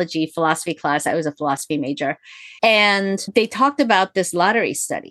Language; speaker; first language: English; early bilingual, other home language; Korean